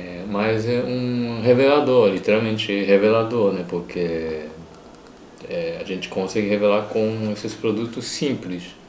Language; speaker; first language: Portuguese; non-native, fluent; Japanese